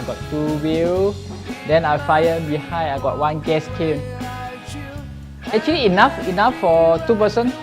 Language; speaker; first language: English; non-native, local second language; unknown